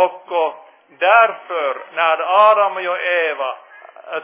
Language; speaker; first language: Swedish; non-native, fluent; Finnish